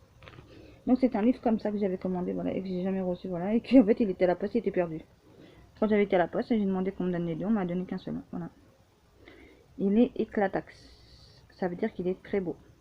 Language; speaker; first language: French; native; French